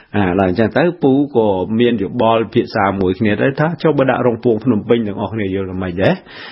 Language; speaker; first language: Khmer; native; Khmer